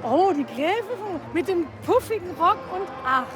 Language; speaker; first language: German; native; German